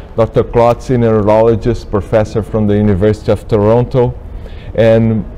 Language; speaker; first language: English; non-native, fluent; Portuguese